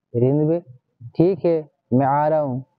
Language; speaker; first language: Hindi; non-native, learner; Bangla